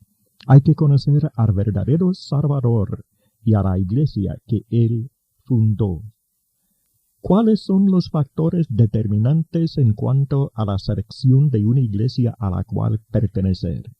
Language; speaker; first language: Spanish; native; Spanish